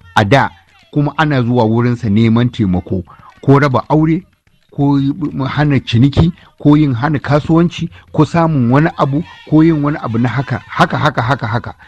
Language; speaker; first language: Hausa; native; Hausa